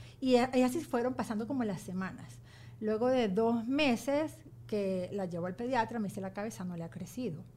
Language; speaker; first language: Spanish; native; Spanish